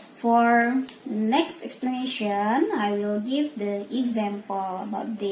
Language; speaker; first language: English; non-native, learner; Indonesian